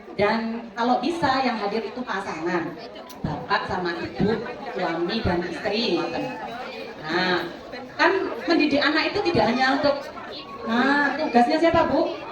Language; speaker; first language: Indonesian; non-native, local second language; Madurese